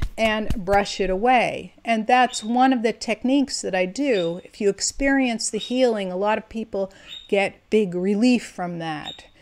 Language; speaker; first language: English; native; English